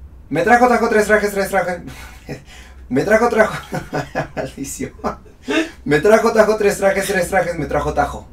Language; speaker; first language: Spanish; native; Spanish